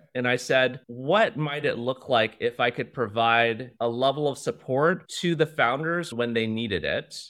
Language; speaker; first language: English; early bilingual, other home language; Chinese